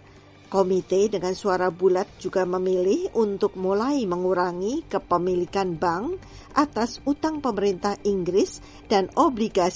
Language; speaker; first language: Indonesian; native; Indonesian